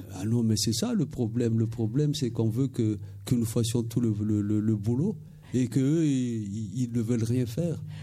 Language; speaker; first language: French; non-native, local second language; Malagasy